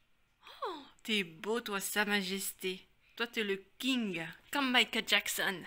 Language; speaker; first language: French; native; French